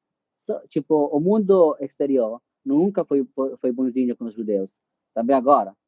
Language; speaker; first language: Portuguese; non-native, fluent; Italian